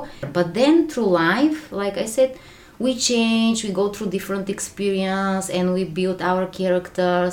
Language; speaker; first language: English; non-native, fluent; Bulgarian